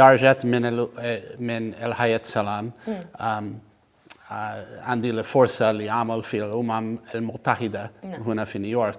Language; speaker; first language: Arabic; non-native, learner; English